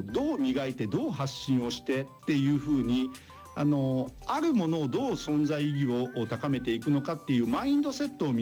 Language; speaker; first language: Japanese; native; Japanese